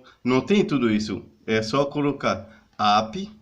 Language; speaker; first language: Portuguese; non-native, learner; Haitian Creole